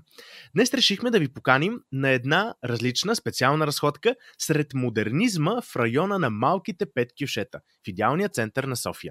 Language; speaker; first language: Bulgarian; native; Bulgarian